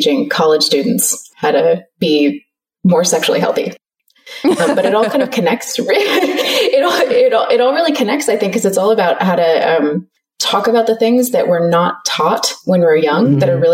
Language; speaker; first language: English; native; English